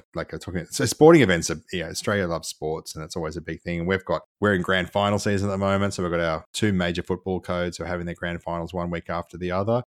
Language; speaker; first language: English; native; English